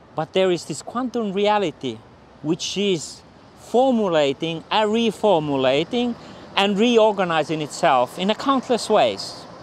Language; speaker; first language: English; non-native, fluent; Finnish